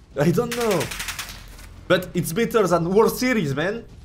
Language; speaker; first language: English; non-native, learner; French